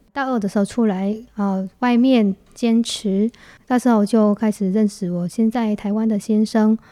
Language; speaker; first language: Chinese; non-native, fluent; Vietnamese